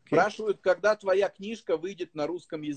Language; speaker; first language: Russian; native; Russian